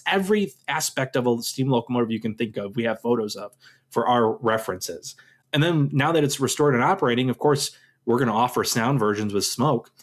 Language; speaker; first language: English; native; English